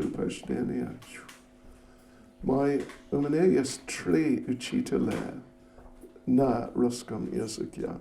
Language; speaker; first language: Russian; non-native, learner; English